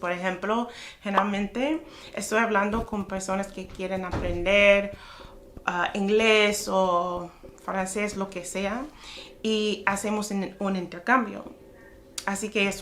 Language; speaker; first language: Spanish; non-native, fluent; English